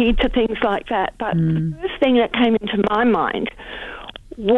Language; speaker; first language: English; native; English